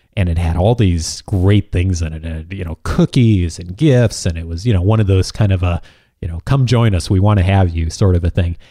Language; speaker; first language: English; native; English